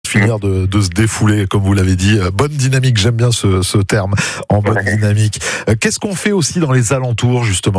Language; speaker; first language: French; native; French